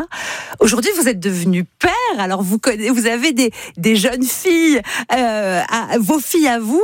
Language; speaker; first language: French; native; French